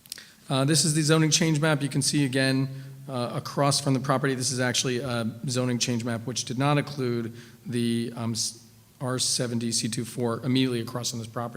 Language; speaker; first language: English; native; English